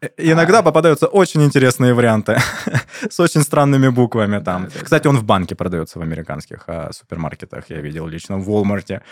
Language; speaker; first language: Russian; native; Russian